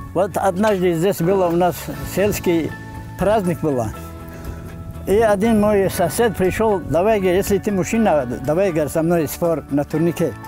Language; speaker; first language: Russian; non-native, local second language; Avaric